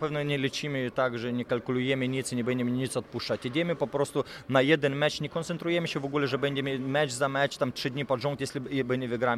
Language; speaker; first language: Polish; non-native, fluent; Lithuanian